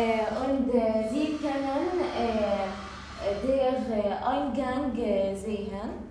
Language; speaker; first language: German; non-native, learner; Arabic